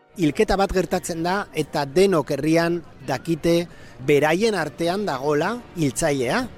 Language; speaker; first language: Basque; native; Basque